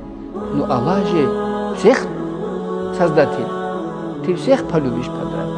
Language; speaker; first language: Russian; non-native, local second language; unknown